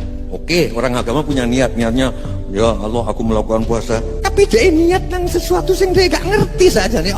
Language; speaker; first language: Indonesian; non-native, local second language; Javanese